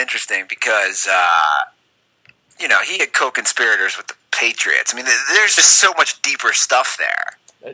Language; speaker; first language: English; native; English